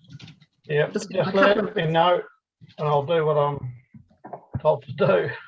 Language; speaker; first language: English; native; English